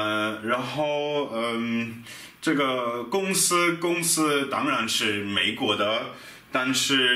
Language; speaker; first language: Chinese; non-native, fluent; German